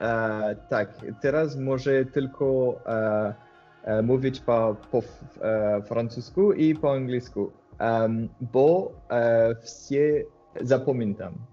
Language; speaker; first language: Polish; non-native, learner; French